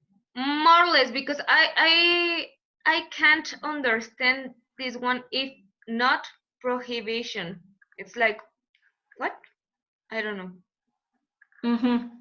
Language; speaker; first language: English; non-native, learner; Spanish